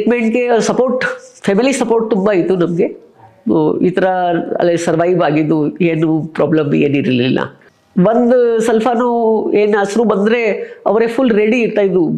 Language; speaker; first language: Kannada; non-native, local second language; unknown